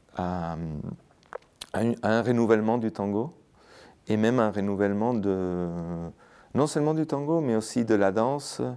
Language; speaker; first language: French; non-native, fluent; Spanish